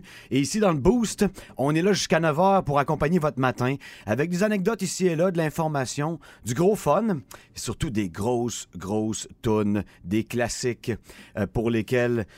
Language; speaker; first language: French; native; French